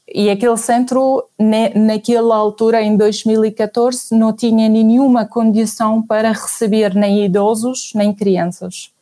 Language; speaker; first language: Portuguese; non-native, fluent; Arabic